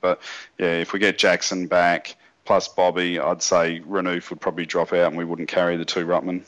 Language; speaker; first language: English; native; English